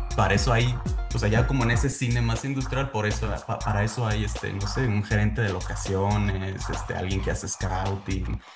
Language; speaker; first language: Spanish; native; Spanish